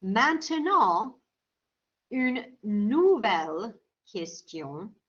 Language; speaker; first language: French; non-native, fluent; English